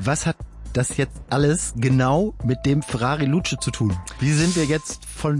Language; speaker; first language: German; native; German